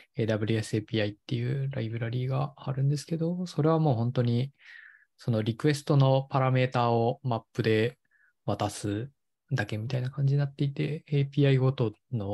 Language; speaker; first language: Japanese; native; Japanese